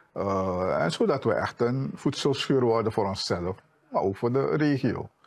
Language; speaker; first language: Dutch; native; Dutch